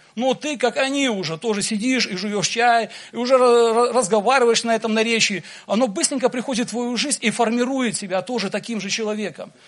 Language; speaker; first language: Russian; native; Russian